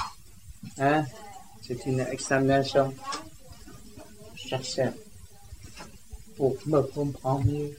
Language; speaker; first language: French; non-native, learner; Vietnamese